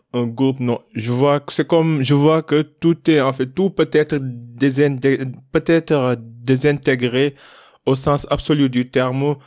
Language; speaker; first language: French; non-native, local second language; Wolof